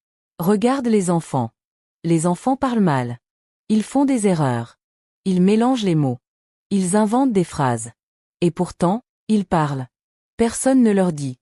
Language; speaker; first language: French; native; French